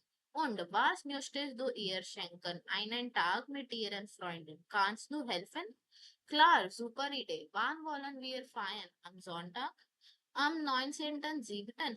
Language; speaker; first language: German; non-native, fluent; Hindi